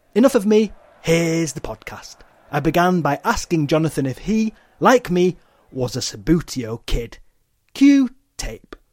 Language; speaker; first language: English; native; English